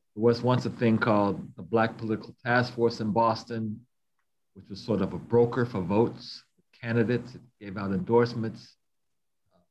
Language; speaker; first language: English; native; English